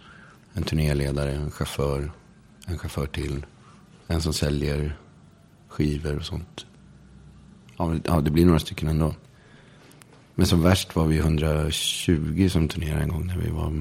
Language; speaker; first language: Swedish; native; Swedish